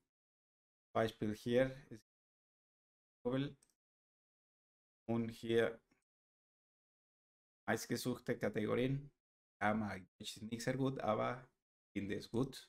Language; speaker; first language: German; non-native, learner; Spanish